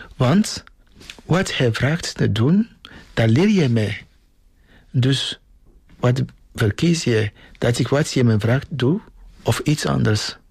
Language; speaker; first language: Dutch; non-native, fluent; Ewe